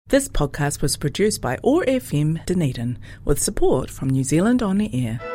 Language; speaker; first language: English; native; English